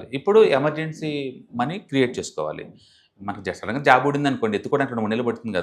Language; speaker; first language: Telugu; native; Telugu